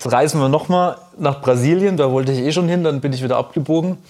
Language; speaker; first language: German; native; German